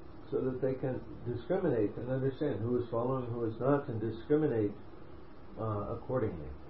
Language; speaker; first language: English; native; English